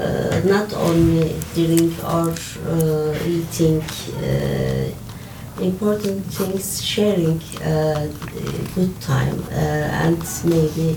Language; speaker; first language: English; non-native, learner; Turkish